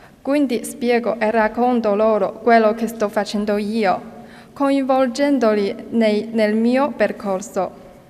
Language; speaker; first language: Italian; non-native, fluent; Chinese